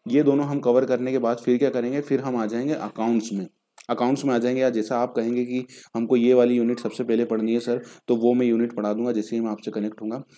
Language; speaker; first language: Hindi; native; Hindi